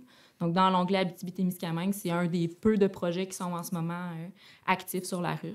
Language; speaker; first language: French; native; French